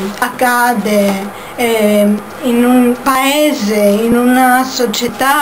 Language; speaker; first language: Italian; non-native, fluent; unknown